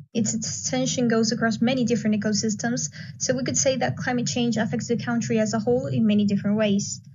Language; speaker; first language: English; non-native, fluent; Spanish